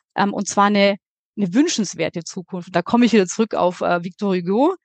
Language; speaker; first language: German; native; German